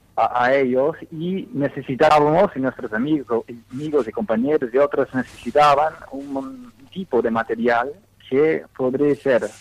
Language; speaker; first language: Spanish; non-native, fluent; English